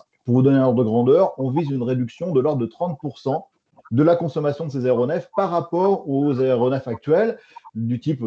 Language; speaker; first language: French; native; French